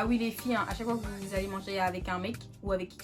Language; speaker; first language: French; native; French